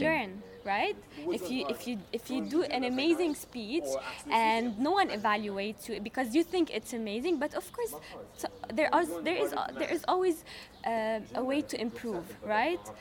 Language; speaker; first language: English; non-native, fluent; Arabic